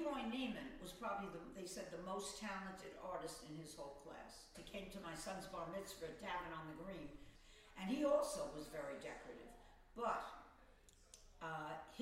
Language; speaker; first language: English; native; English